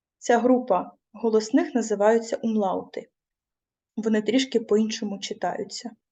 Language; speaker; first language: Ukrainian; native; Ukrainian